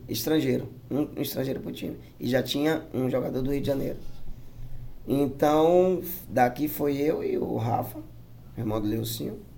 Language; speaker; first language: Portuguese; native; Portuguese